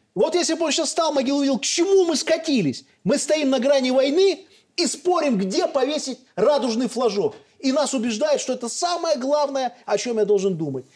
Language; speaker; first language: Russian; native; Russian